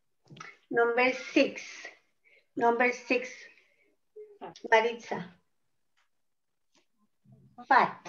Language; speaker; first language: English; non-native, learner; Spanish